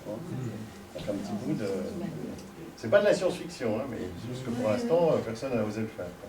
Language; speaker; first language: French; native; French